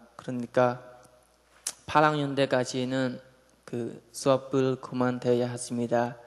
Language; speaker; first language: Korean; non-native, learner; Khmer